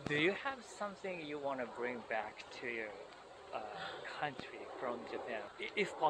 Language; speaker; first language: English; non-native, fluent; Japanese